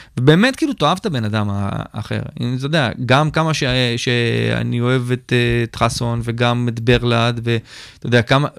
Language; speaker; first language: Hebrew; native; Hebrew